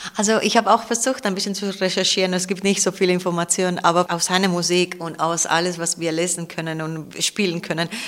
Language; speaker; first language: German; non-native, fluent; Spanish